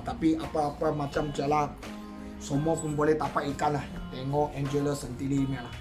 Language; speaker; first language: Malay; non-native, local second language; Chinese